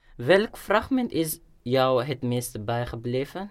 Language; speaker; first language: Dutch; non-native, learner; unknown